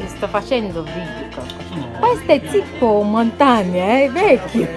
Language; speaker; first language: Italian; non-native, learner; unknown